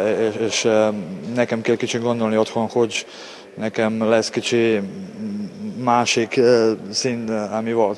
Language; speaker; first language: Hungarian; non-native, learner; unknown